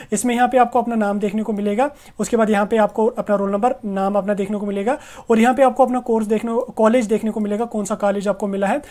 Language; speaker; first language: Hindi; non-native, local second language; Kashmiri